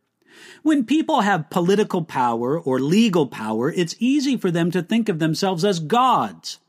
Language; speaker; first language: English; native; English